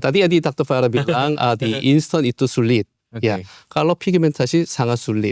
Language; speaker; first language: Indonesian; non-native, learner; Korean